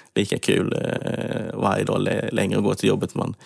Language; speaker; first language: Swedish; native; Swedish